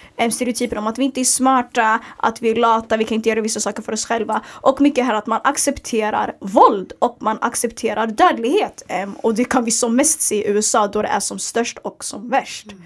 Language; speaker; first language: Swedish; early bilingual, other home language; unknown